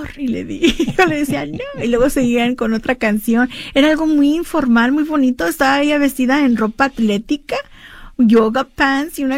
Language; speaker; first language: Spanish; early bilingual, heritage; Spanish